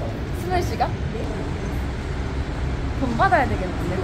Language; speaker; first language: Korean; non-native, fluent; Japanese